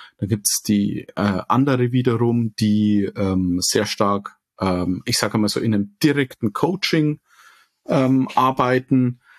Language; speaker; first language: German; native; German